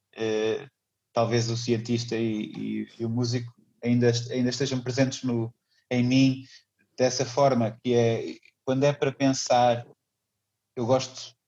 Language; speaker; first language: Portuguese; native; Portuguese